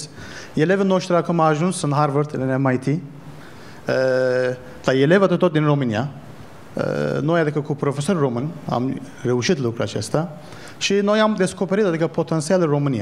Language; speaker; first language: Romanian; non-native, learner; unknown